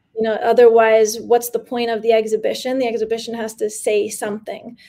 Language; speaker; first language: English; early bilingual, other home language; Spanish